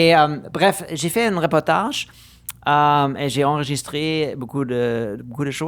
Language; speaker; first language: French; non-native, fluent; German